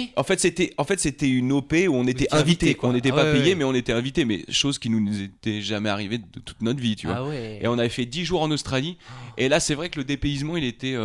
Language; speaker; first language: French; native; French